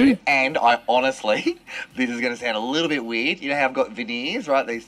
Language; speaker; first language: English; native; English